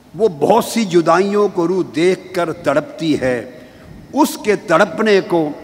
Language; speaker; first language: Urdu; non-native, local second language; Punjabi